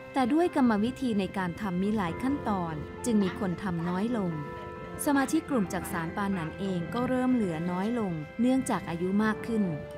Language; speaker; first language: Thai; native; Thai